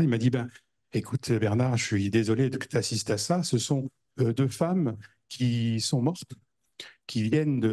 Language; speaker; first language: French; native; French